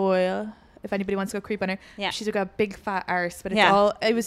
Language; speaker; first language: English; native; English